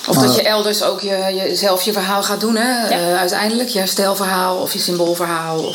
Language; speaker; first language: Dutch; native; Dutch